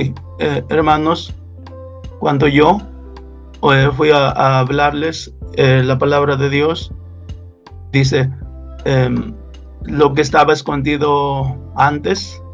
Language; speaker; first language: Spanish; non-native, local second language; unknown